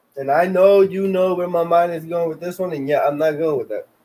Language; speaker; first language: English; non-native, fluent; Spanish